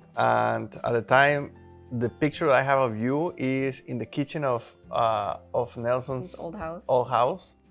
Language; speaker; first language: English; non-native, fluent; Spanish